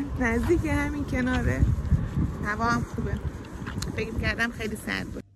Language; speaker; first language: Persian; native; Persian